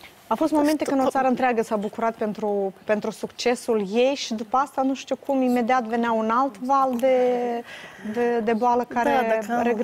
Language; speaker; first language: Romanian; native; Romanian